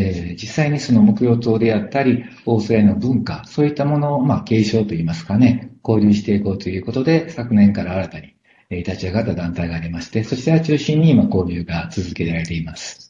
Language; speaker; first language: Japanese; native; Japanese